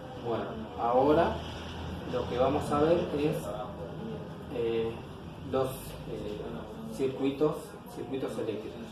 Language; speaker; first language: Spanish; native; Spanish